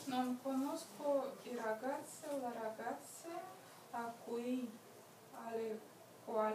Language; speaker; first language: Italian; non-native, learner; Russian